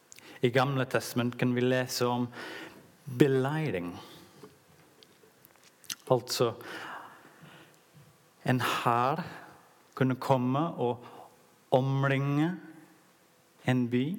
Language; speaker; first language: Norwegian; non-native, learner; English